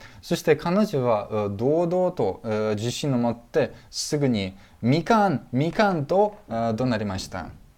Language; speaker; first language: Japanese; non-native, fluent; Russian